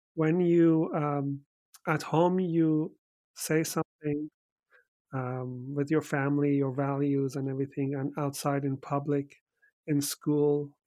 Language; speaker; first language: English; early bilingual, other home language; Persian